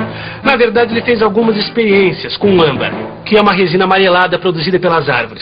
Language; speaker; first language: Portuguese; native; Portuguese